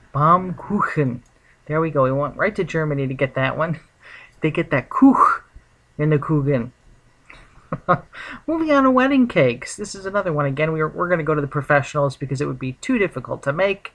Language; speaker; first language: English; native; English